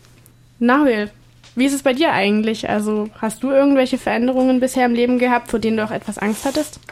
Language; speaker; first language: German; native; German